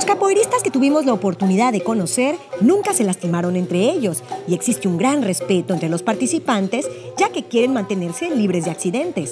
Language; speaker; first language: Spanish; native; Spanish